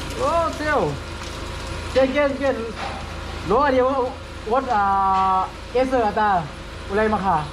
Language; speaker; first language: Hebrew; non-native, learner; Thai